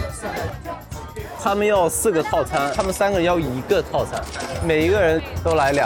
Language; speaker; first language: Chinese; non-native, fluent; Thai